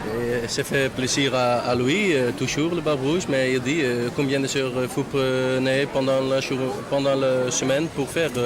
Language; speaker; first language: French; non-native, learner; Dutch